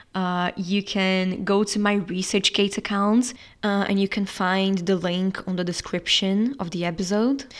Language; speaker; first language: English; non-native, fluent; Portuguese